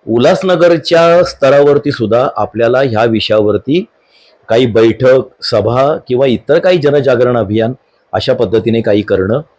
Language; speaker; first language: Marathi; native; Marathi